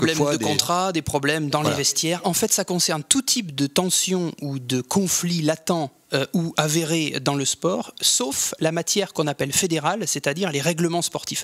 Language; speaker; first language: French; native; French